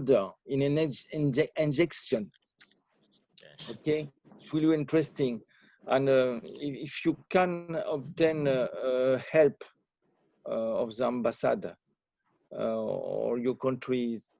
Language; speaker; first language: English; non-native, learner; French